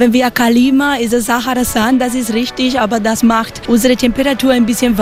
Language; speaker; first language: German; non-native, learner; Spanish